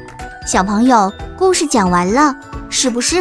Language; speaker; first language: Chinese; native; Chinese